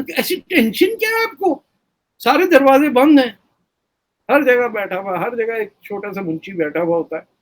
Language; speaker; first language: Urdu; native; Urdu